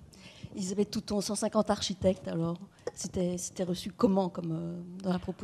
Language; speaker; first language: French; native; French